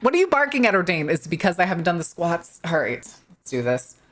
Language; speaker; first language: English; native; English